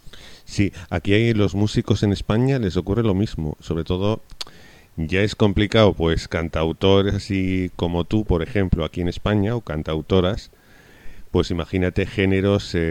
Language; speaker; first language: Spanish; native; Spanish